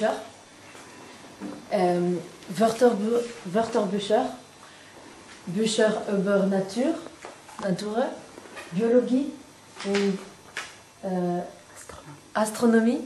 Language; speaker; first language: German; non-native, learner; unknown